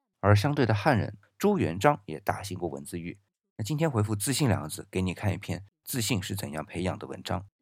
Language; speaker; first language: Chinese; native; Chinese